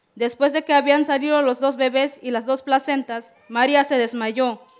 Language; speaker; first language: Spanish; non-native, local second language; Tzeltal